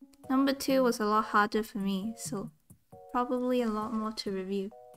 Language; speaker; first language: English; non-native, local second language; Cantonese